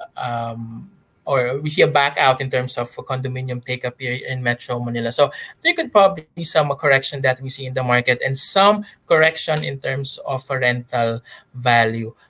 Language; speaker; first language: English; non-native, local second language; Pampanga